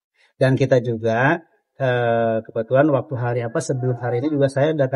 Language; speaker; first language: Indonesian; non-native, local second language; Sundanese